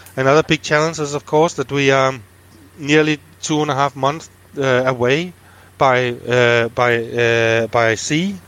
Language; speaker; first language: English; non-native, fluent; Danish